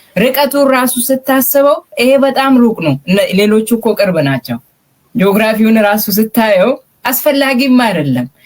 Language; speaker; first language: Amharic; non-native, local second language; Oromo